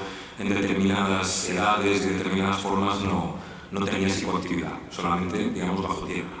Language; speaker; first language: Spanish; native; Spanish